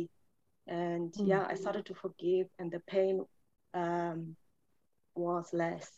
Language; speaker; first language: English; non-native, fluent; German